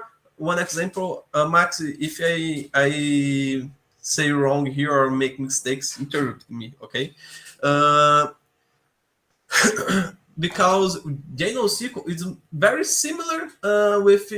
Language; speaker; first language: English; non-native, learner; Portuguese